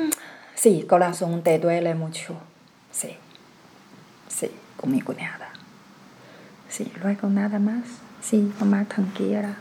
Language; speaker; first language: Spanish; non-native, learner; Chinese